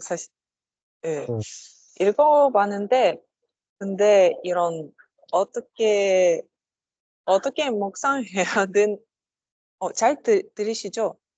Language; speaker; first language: Korean; non-native, learner; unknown